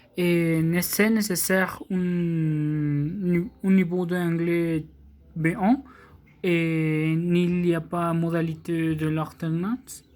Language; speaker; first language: French; non-native, learner; Spanish